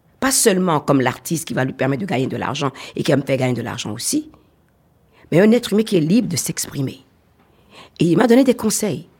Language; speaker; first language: French; non-native, local second language; Fon